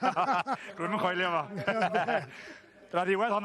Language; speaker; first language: Welsh; native; Welsh